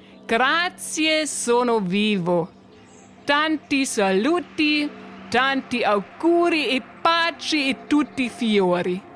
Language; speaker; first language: Italian; non-native, learner; German